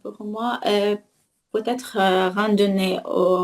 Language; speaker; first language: French; non-native, learner; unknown